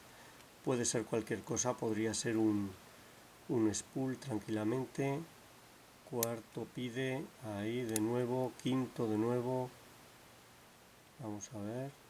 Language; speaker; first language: Spanish; native; Spanish